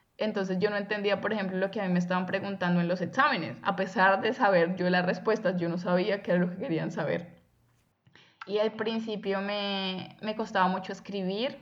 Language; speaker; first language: Spanish; native; Spanish